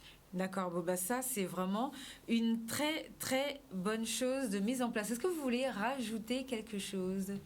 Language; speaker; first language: French; native; French